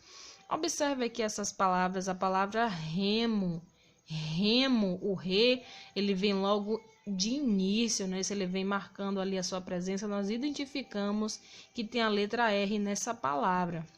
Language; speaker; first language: Portuguese; native; Portuguese